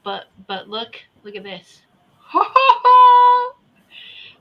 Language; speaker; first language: English; native; English